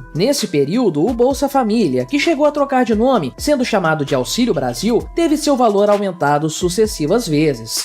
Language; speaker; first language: Portuguese; native; Portuguese